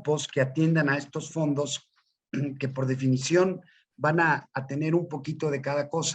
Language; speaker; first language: Spanish; native; Spanish